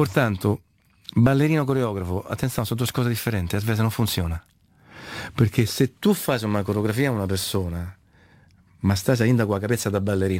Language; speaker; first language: Portuguese; non-native, fluent; Italian